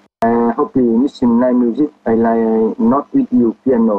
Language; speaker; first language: English; non-native, learner; Vietnamese